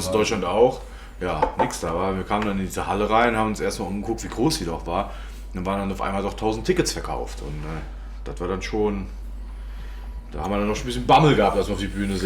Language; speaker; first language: German; native; German